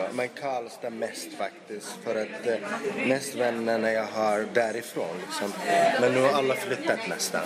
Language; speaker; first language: Swedish; non-native, local second language; Arabic